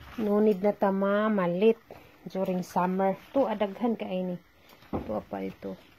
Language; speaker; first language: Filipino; non-native, local second language; Cebuano